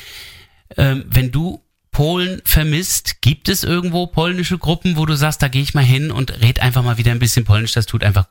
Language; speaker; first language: German; native; German